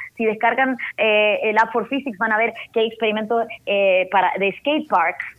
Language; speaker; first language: Spanish; native; Spanish